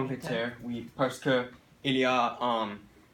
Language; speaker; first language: French; non-native, learner; English